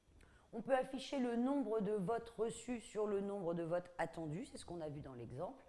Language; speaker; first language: French; native; French